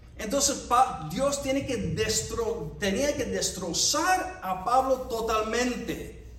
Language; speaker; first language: Spanish; non-native, fluent; English